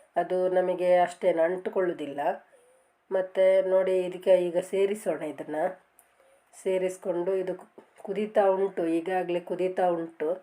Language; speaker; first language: Kannada; non-native, local second language; Tulu